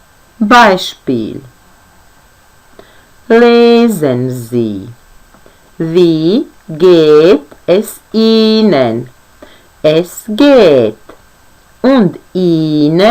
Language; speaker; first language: German; non-native, fluent; Latvian